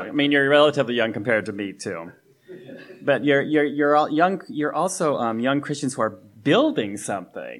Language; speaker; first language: English; native; English